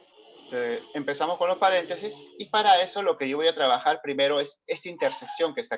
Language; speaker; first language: Spanish; native; Spanish